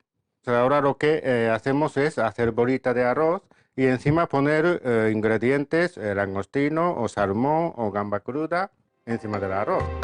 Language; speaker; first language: Spanish; non-native, fluent; Japanese